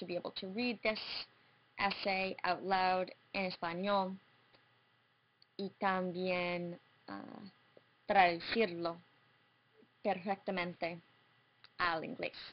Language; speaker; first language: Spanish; non-native, fluent; English